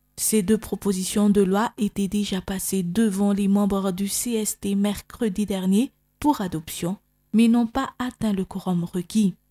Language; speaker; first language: French; non-native, local second language; Malagasy